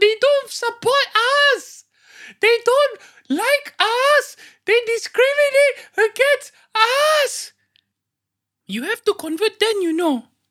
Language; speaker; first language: English; non-native, local second language; Malay